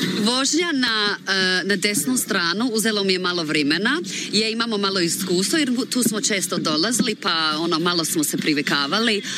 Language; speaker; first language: Croatian; early bilingual, heritage; Croatian